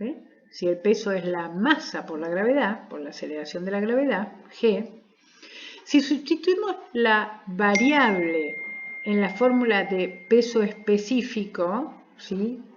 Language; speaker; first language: Spanish; native; Spanish